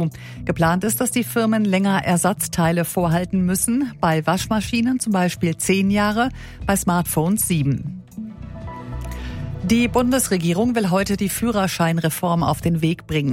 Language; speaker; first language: German; native; German